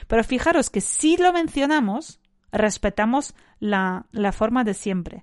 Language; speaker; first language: Spanish; non-native, fluent; English